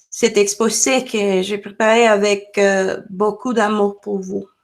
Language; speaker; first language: French; non-native, learner; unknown